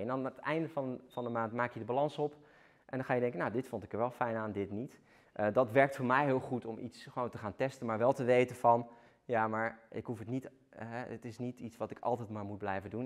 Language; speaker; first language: Dutch; native; Dutch